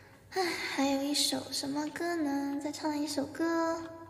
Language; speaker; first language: Chinese; early bilingual, heritage; Chinese